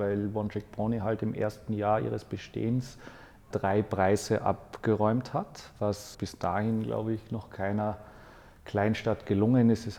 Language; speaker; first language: German; native; German